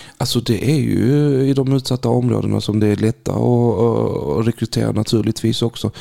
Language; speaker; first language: Swedish; early bilingual, other home language; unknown